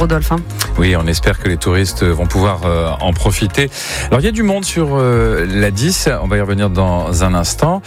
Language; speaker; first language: French; native; French